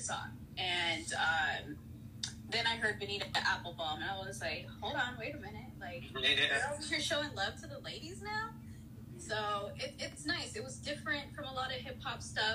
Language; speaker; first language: English; native; English